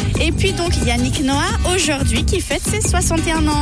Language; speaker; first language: French; native; French